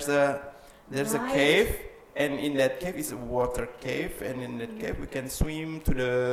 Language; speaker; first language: English; non-native, learner; Indonesian